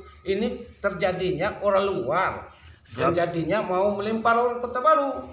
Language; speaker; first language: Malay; non-native, local second language; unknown